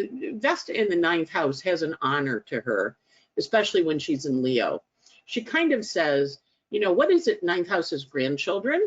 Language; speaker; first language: English; native; English